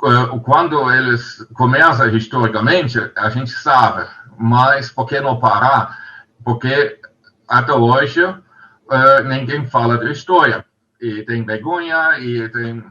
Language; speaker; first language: Portuguese; non-native, learner; German